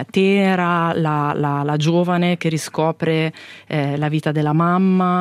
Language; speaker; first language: Italian; native; Italian